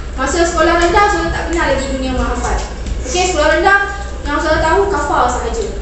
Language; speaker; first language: Malay; native; Malay